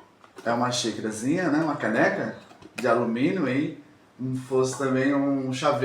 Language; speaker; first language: Portuguese; native; Portuguese